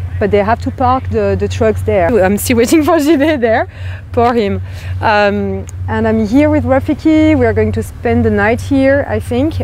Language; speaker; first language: English; non-native, fluent; French